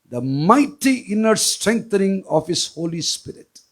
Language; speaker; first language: English; non-native, local second language; Tamil